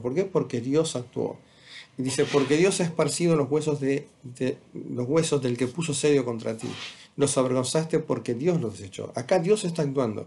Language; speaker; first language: Spanish; native; Spanish